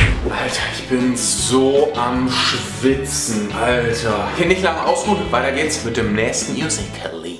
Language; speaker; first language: German; native; German